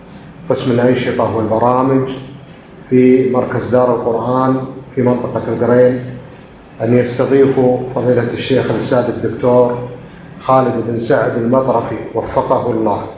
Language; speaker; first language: Arabic; native; Arabic